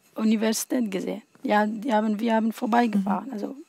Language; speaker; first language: German; non-native, learner; Arabic